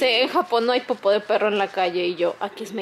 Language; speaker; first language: Spanish; native; Spanish